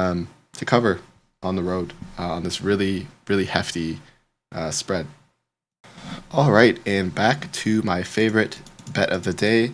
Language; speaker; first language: English; native; English